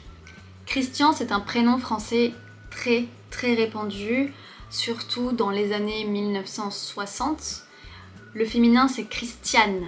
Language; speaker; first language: French; native; French